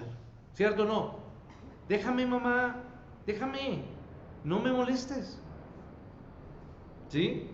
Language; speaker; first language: Spanish; native; Spanish